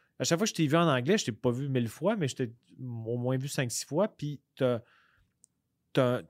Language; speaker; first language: French; native; French